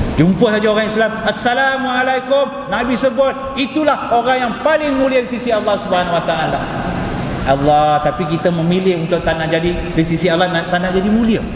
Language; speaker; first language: Malay; non-native, local second language; Tamil